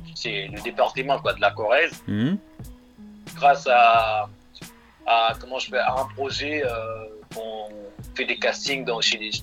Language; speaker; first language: French; non-native, local second language; Lingala